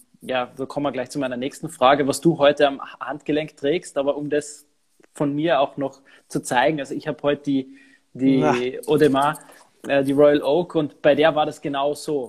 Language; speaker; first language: German; native; German